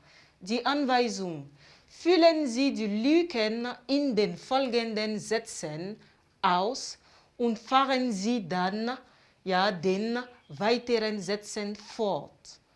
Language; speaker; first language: German; non-native, fluent; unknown